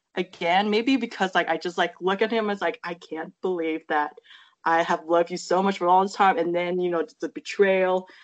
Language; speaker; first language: English; native; English